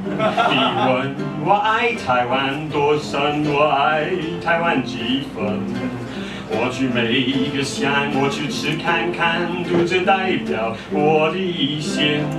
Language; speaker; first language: Chinese; non-native, fluent; English